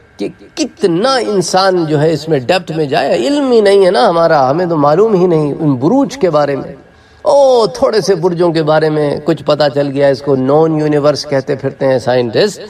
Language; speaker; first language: Urdu; non-native, local second language; Punjabi